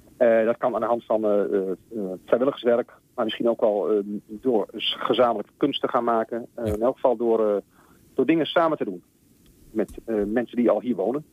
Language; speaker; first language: Dutch; native; Dutch